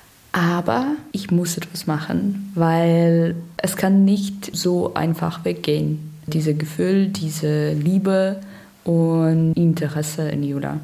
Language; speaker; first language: German; non-native, learner; Russian